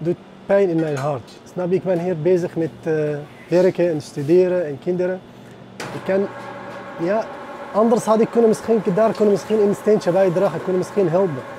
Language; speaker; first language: Dutch; non-native, fluent; Arabic